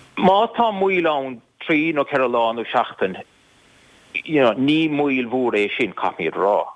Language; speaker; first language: Irish; native; Irish